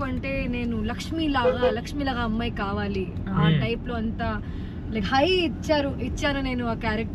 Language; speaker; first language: Telugu; non-native, fluent; Hindi